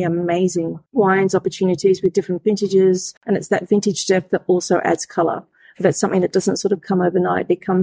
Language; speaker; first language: English; native; English